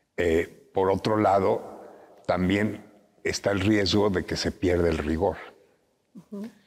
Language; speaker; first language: Spanish; native; Spanish